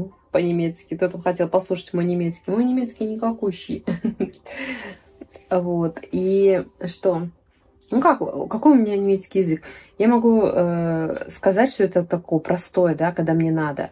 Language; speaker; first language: Russian; native; Russian